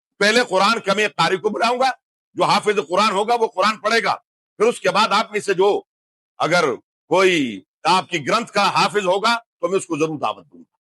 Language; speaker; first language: Urdu; non-native, local second language; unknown